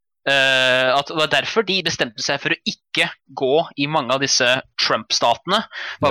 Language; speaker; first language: Norwegian; native; Norwegian